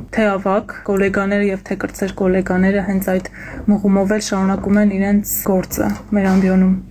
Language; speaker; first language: Armenian; native; Armenian